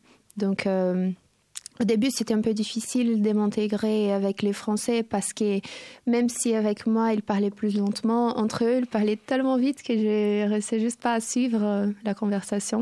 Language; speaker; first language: French; non-native, fluent; Portuguese